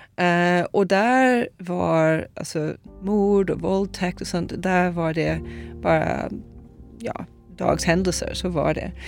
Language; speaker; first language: Swedish; non-native, fluent; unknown